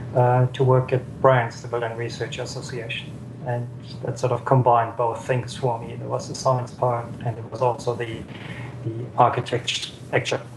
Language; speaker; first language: English; non-native, fluent; German